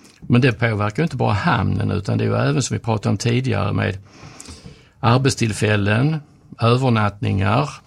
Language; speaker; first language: Swedish; native; Swedish